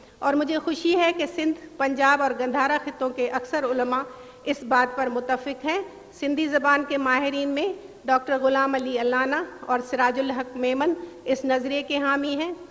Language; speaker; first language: Urdu; non-native, local second language; Sindhi